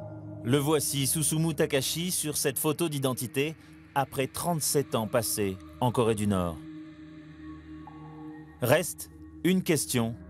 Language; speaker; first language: French; native; French